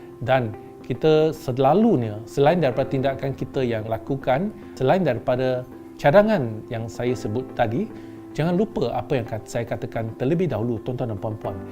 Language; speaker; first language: Malay; non-native, local second language; Chinese